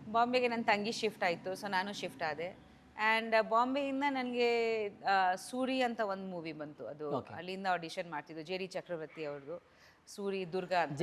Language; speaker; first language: Kannada; non-native, fluent; Bangla